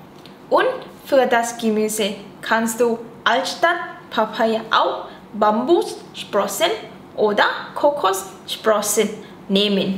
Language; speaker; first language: German; non-native, learner; Thai